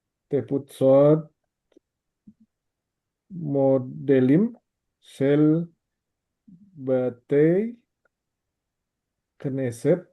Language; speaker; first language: Hebrew; non-native, learner; Indonesian